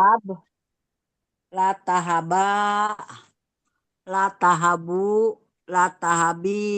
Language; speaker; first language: Arabic; non-native, learner; Indonesian